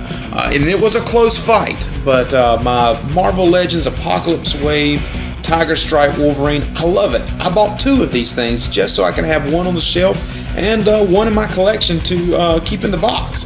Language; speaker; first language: English; native; English